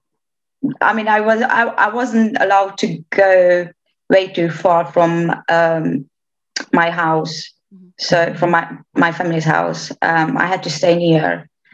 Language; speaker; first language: English; non-native, fluent; Romanian